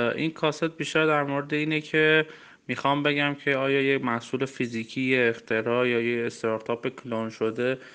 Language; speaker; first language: Persian; non-native, local second language; Armenian